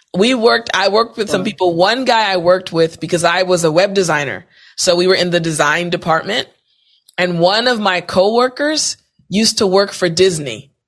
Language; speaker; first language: English; native; English